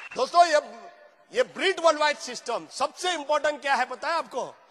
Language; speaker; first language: Hindi; non-native, local second language; Gujarati